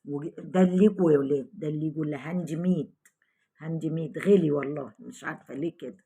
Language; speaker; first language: Arabic; native; Arabic